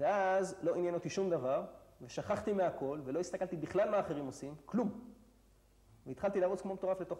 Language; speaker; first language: Hebrew; native; Hebrew